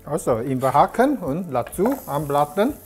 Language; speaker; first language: German; non-native, learner; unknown